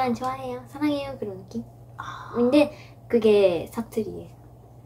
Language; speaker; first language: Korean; non-native, fluent; Japanese